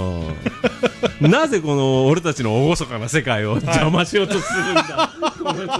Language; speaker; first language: Japanese; native; Japanese